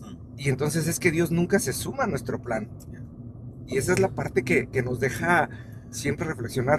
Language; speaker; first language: Spanish; native; Spanish